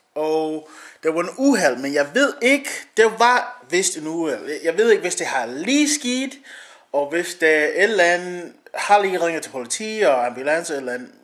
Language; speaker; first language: Danish; non-native, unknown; English